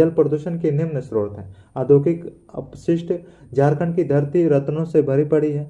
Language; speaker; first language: Hindi; native; Hindi